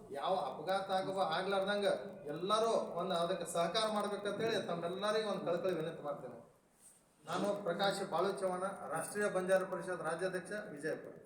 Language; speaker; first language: Kannada; non-native, local second language; Lambadi